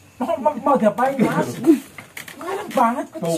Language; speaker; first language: Indonesian; native; Indonesian